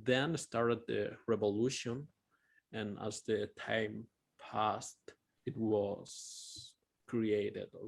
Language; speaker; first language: English; non-native, fluent; Spanish